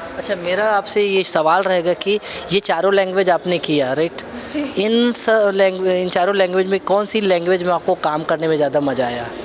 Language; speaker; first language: Hindi; native; Hindi